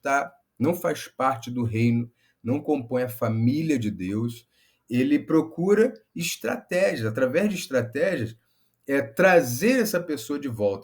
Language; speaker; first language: Portuguese; native; Portuguese